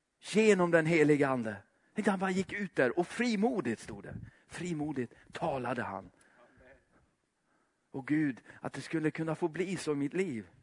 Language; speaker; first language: Swedish; native; Swedish